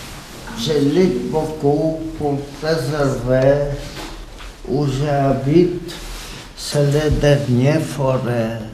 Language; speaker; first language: French; non-native, learner; Polish